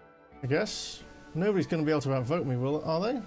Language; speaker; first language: English; native; English